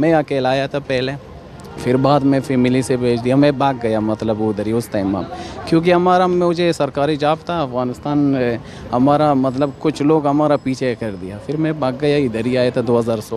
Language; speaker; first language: Hindi; non-native, learner; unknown